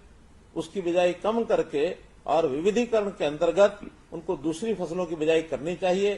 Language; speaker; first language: Hindi; native; Hindi